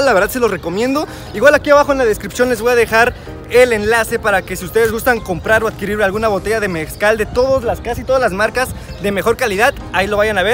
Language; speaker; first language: Spanish; native; Spanish